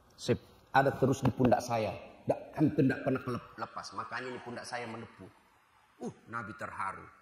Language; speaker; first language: Indonesian; non-native, local second language; Buginese